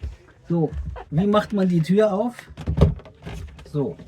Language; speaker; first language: German; native; German